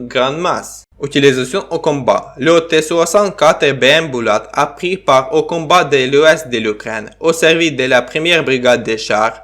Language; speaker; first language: French; non-native, learner; Ukrainian